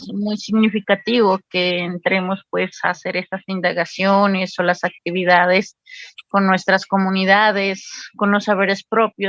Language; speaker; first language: Spanish; native; Spanish